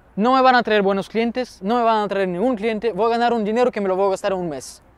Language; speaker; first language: Spanish; non-native, fluent; Bulgarian